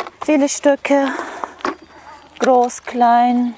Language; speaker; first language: German; non-native, learner; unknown